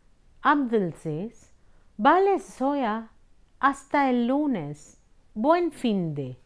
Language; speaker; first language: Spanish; non-native, fluent; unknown